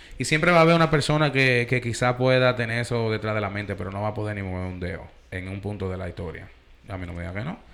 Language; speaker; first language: Spanish; early bilingual, heritage; Spanish